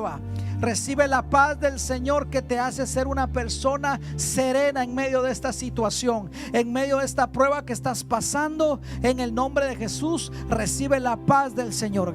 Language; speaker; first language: Spanish; native; Spanish